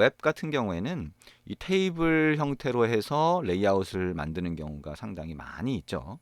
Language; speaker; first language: Korean; native; Korean